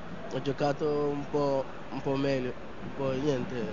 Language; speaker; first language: Italian; non-native, fluent; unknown